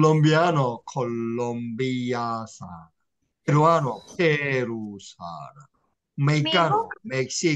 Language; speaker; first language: Spanish; non-native, learner; Korean